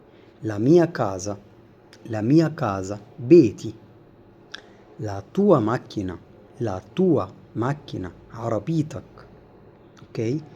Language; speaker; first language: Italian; non-native, fluent; Arabic